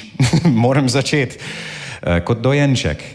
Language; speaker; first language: Slovenian; non-native, learner; English